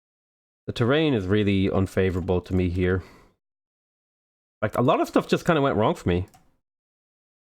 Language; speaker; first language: English; native; English